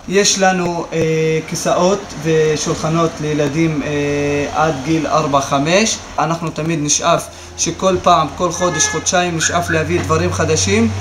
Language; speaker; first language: Hebrew; non-native, local second language; Arabic